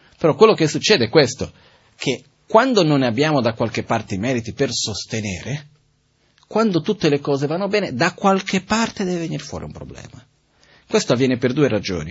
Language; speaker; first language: Italian; non-native, fluent; Portuguese